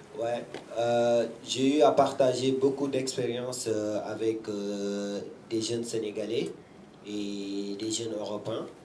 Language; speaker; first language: French; non-native, local second language; Wolof